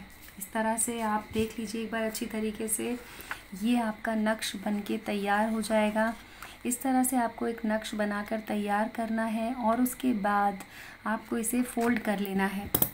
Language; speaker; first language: Hindi; native; Hindi